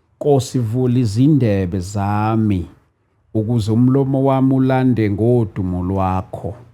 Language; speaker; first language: Zulu; native; Zulu